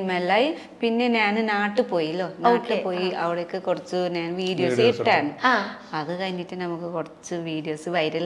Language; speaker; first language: Malayalam; non-native, learner; Nepali